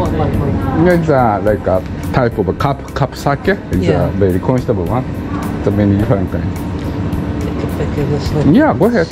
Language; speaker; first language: English; non-native, learner; Japanese